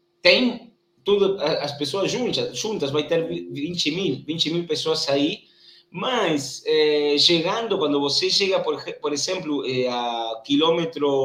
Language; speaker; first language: Portuguese; non-native, learner; Spanish